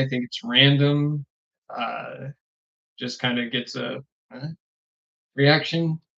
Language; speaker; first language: English; native; English